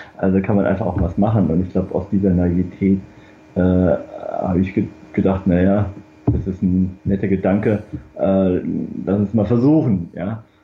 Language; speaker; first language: German; early bilingual, other home language; Korean